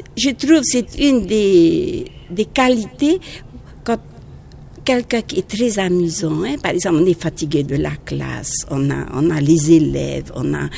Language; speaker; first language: French; non-native, local second language; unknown